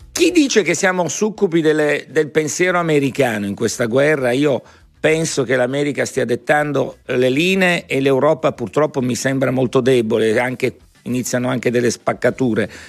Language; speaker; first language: Italian; native; Italian